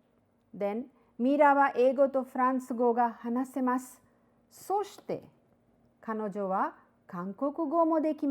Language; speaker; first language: Japanese; non-native, fluent; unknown